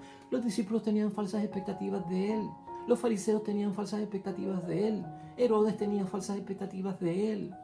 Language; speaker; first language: Spanish; native; Spanish